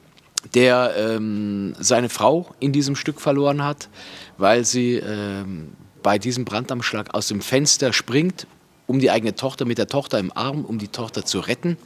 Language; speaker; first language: German; native; German